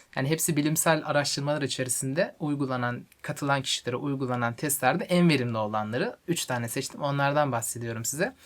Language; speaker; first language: Turkish; native; Turkish